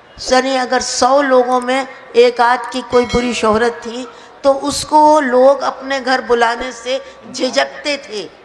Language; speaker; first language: Urdu; native; Urdu